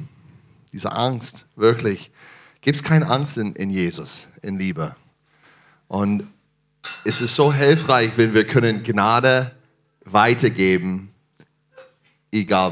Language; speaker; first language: German; non-native, fluent; English